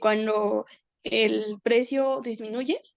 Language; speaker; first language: Spanish; native; Spanish